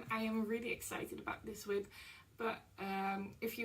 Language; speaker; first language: English; non-native, fluent; Dutch